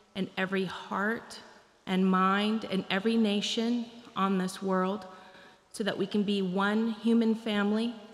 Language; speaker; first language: English; native; English